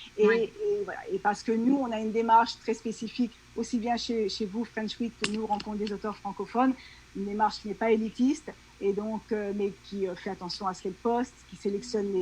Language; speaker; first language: French; native; French